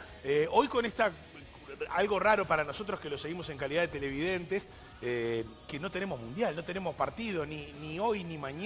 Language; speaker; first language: Spanish; native; Spanish